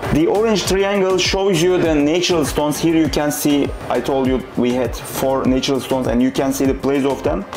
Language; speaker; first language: English; non-native, fluent; Turkish